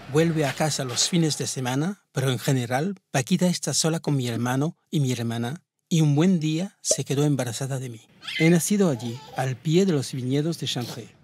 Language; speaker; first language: Spanish; early bilingual, heritage; Spanish